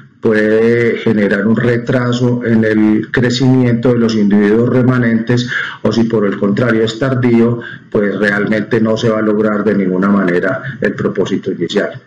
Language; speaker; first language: Spanish; native; Spanish